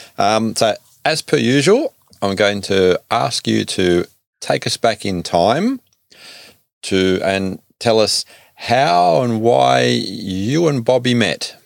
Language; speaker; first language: English; native; English